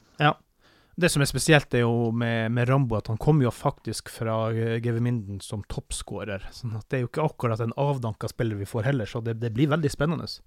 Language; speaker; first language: Norwegian; native; Norwegian